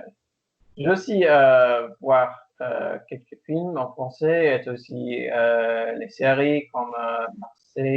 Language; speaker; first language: French; non-native, learner; English